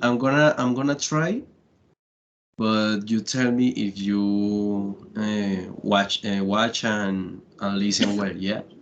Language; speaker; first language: English; non-native, learner; Spanish